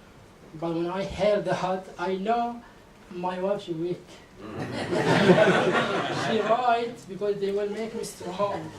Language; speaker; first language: English; non-native, learner; Arabic